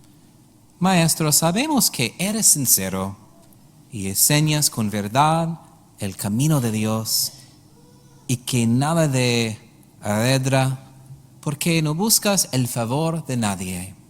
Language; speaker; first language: Spanish; non-native, learner; English